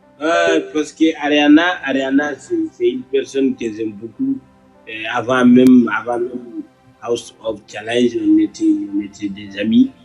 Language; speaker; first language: French; non-native, local second language; Wolof